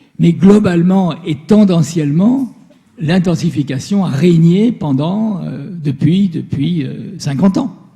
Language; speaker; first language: French; native; French